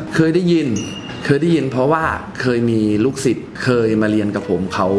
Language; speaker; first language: Thai; native; Thai